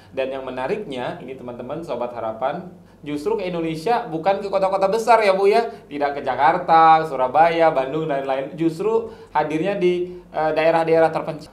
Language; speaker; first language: Indonesian; native; Indonesian